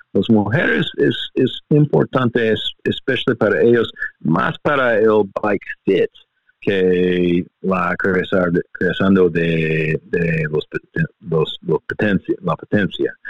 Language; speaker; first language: Spanish; non-native, learner; English